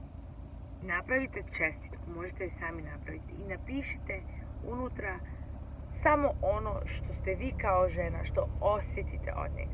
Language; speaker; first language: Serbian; early bilingual, heritage; Serbian